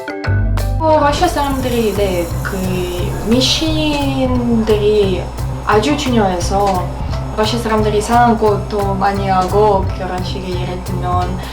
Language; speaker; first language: Korean; non-native, learner; Russian